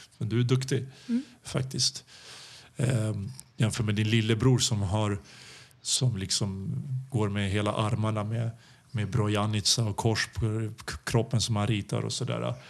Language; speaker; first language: Swedish; early bilingual, other home language; Serbian